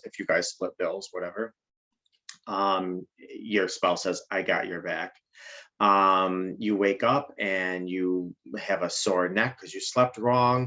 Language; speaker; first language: English; native; English